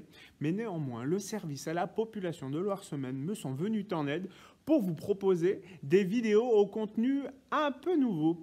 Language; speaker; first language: French; native; French